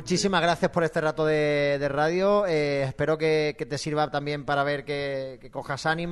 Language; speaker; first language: Spanish; native; Spanish